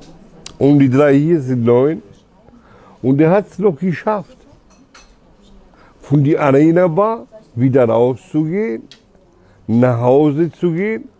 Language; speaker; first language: German; early bilingual, other home language; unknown